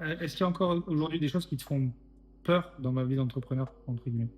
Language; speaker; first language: French; native; French